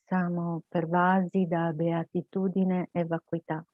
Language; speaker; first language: Italian; native; Italian